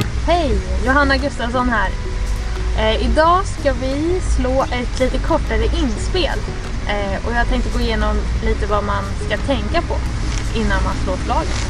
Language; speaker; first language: Swedish; native; Swedish